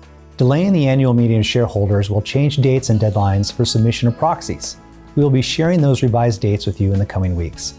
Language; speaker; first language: English; native; English